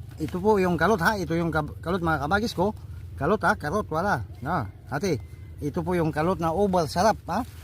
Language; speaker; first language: Filipino; non-native, local second language; Iloko